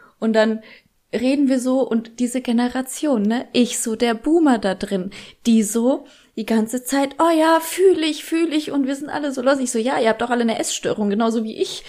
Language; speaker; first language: German; early bilingual, other home language; Polish